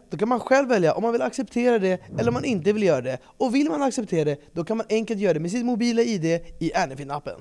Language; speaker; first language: Swedish; native; Swedish